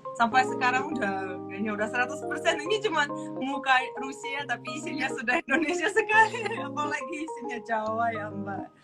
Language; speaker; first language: Indonesian; non-native, fluent; Russian